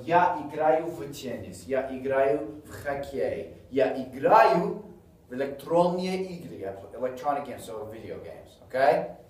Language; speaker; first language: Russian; non-native, fluent; English